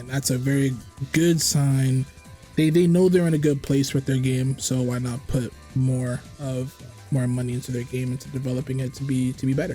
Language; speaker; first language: English; native; English